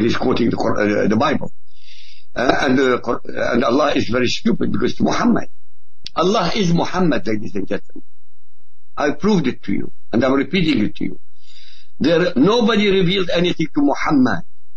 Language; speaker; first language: English; non-native, fluent; Arabic